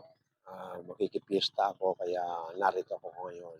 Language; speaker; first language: Filipino; native; Filipino